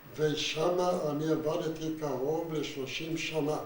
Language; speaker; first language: Hebrew; non-native, fluent; Yiddish